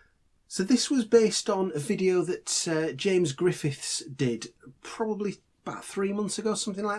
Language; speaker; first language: English; native; English